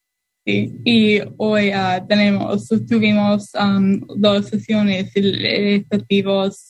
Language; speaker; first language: Spanish; non-native, learner; English